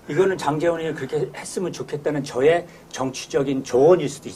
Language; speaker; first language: Korean; native; Korean